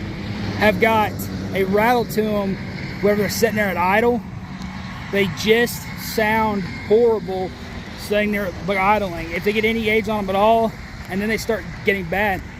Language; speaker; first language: English; native; English